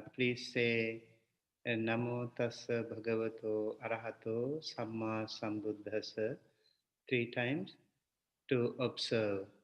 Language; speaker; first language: English; non-native, local second language; Sinhala